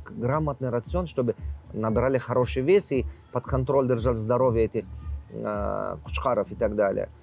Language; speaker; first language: Russian; non-native, local second language; Tajik